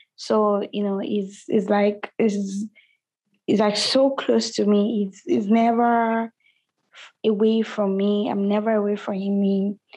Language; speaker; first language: English; non-native, local second language; Yoruba